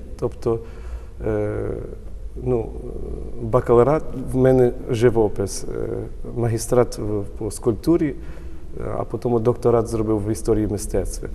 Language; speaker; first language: Ukrainian; early bilingual, heritage; Ukrainian